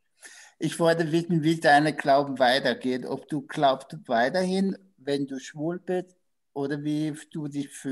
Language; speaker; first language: German; non-native, learner; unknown